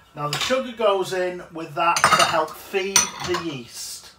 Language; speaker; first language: English; native; English